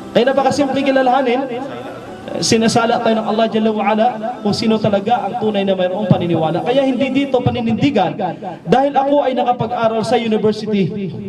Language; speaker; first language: Filipino; non-native, local second language; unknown